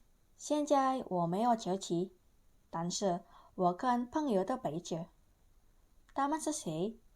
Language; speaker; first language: Chinese; non-native, learner; Indonesian